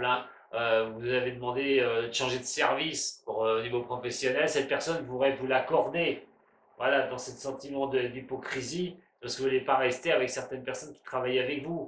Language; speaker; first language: French; native; French